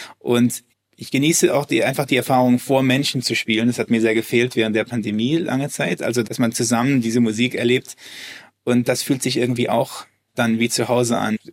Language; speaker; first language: German; early bilingual, heritage; German